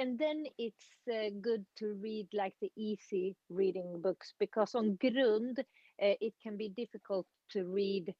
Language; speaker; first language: English; non-native, fluent; Swedish